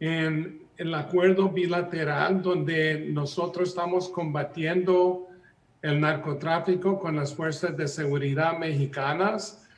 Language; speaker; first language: Spanish; early bilingual, heritage; Spanish